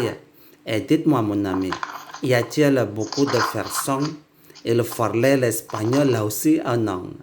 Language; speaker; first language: French; non-native, learner; Indonesian